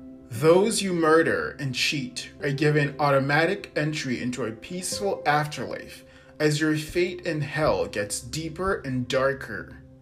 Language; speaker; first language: English; native; English